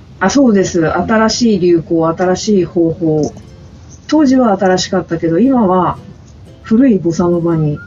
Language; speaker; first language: Japanese; native; Japanese